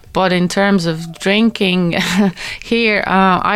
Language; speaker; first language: English; non-native, fluent; Latvian